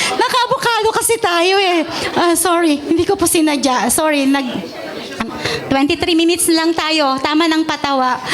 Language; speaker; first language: Filipino; non-native, local second language; Iloko